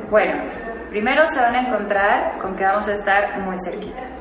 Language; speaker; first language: Spanish; native; Spanish